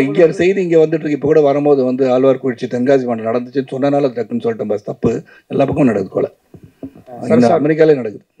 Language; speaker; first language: Tamil; native; Tamil